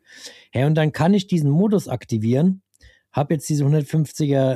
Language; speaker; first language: German; native; German